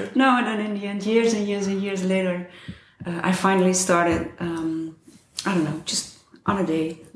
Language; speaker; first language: English; non-native, fluent; Dutch